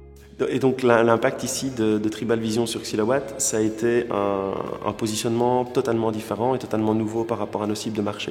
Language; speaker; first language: French; native; French